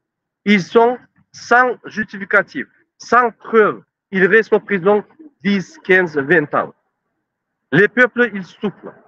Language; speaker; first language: French; non-native, learner; Turkmen